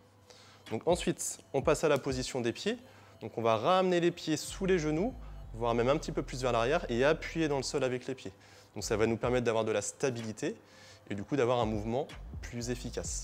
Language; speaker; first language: French; native; French